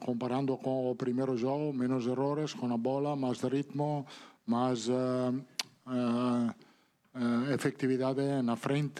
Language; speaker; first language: Portuguese; non-native, fluent; Italian